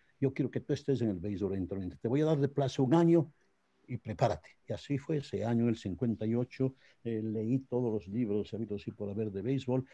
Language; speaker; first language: Spanish; native; Spanish